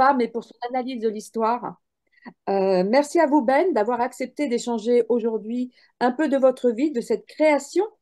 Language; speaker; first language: French; native; French